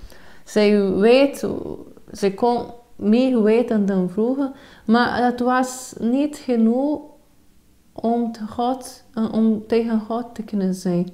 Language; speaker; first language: Dutch; non-native, fluent; Portuguese